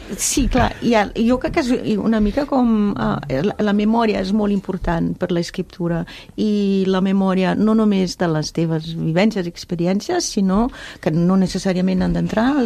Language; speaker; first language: Catalan; non-native, fluent; German